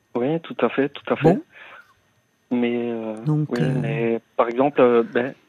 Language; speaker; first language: French; native; French